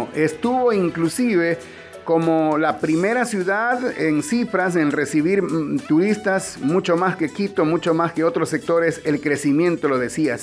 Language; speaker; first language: Spanish; native; Spanish